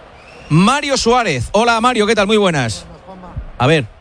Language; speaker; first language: Spanish; native; Spanish